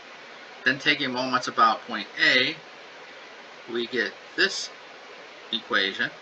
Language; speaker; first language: English; native; English